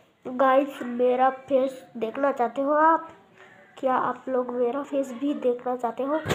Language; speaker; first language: Hindi; non-native, local second language; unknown